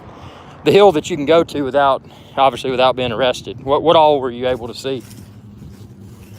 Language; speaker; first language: English; native; English